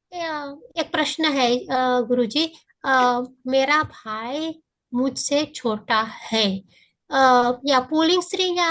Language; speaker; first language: Hindi; early bilingual, heritage; Caribbean Hindustani